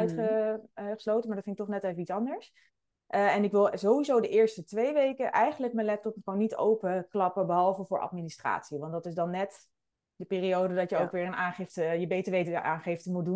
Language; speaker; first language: Dutch; native; Dutch